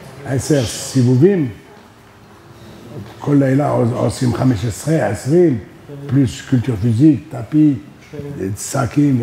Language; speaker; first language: Hebrew; non-native, learner; French